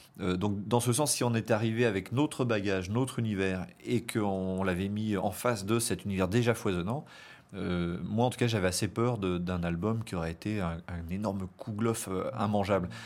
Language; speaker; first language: French; native; French